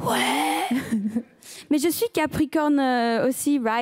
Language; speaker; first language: French; early bilingual, heritage; French